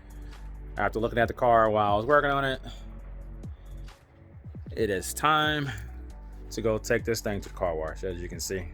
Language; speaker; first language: English; native; English